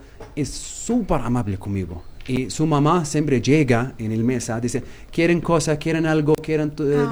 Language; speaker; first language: Spanish; non-native, learner; Arabic